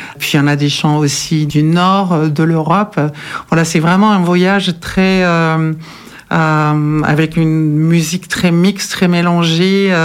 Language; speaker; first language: French; non-native, fluent; German